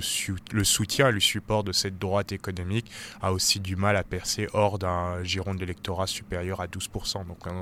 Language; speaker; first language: French; native; French